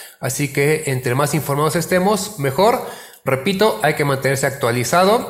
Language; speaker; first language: Spanish; native; Spanish